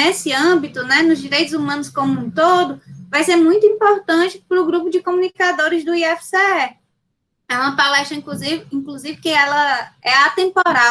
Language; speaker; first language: Portuguese; native; Portuguese